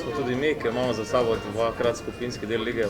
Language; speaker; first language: Slovenian; native; Slovenian